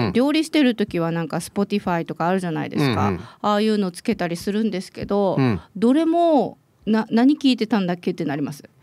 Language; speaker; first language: Japanese; native; Japanese